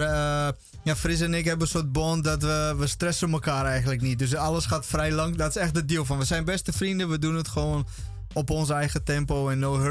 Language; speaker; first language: Dutch; native; Dutch